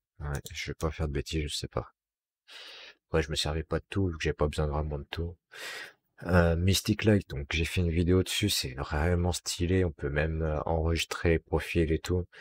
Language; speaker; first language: French; native; French